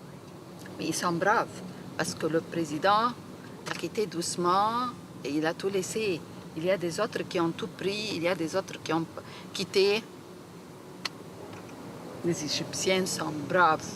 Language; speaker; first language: French; non-native, learner; Arabic